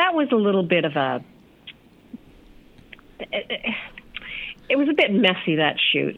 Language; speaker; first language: English; native; English